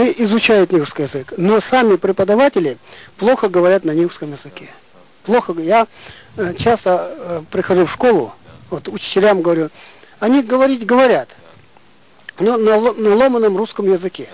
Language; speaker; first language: Russian; non-native, local second language; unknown